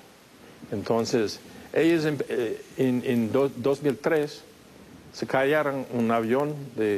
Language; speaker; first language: Spanish; non-native, fluent; English